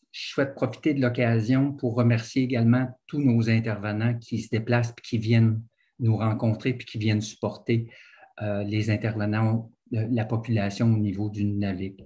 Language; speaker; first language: French; native; French